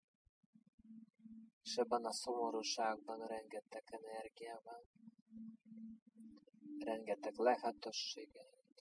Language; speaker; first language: Hungarian; non-native, fluent; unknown